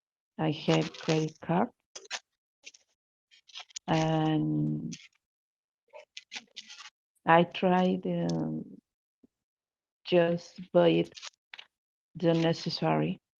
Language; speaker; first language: English; non-native, learner; Spanish